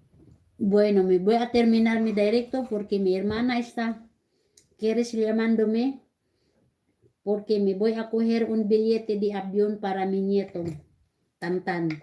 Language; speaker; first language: Spanish; non-native, learner; Cebuano